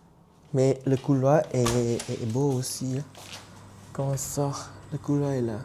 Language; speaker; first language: French; non-native, fluent; Vietnamese